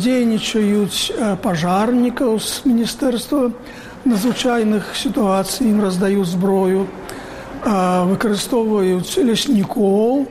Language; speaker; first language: Belarusian; non-native, local second language; Russian